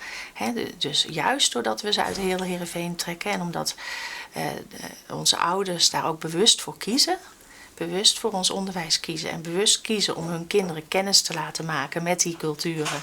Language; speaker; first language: Dutch; native; Dutch